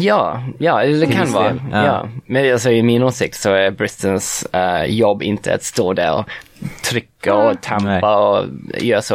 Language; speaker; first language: Swedish; non-native, fluent; English